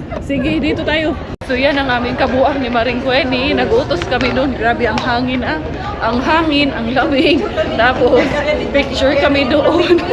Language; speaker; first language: Filipino; non-native, local second language; Cebuano